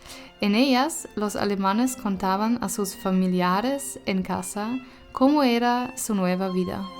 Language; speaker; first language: Spanish; non-native, fluent; German